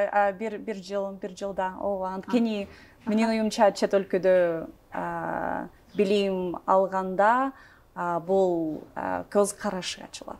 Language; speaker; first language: Kyrgyz; non-native, learner; English